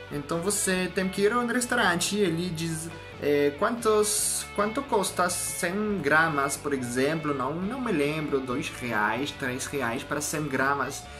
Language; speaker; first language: Portuguese; non-native, learner; French